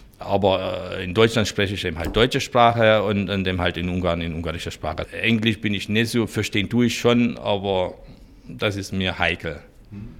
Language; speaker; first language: German; non-native, fluent; Hungarian